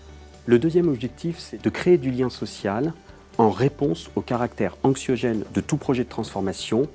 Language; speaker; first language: French; native; French